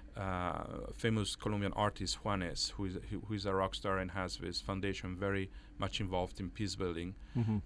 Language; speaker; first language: English; non-native, fluent; Italian